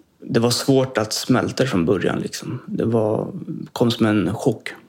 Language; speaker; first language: Swedish; native; Swedish